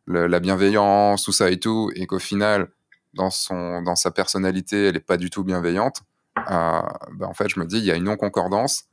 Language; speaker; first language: French; native; French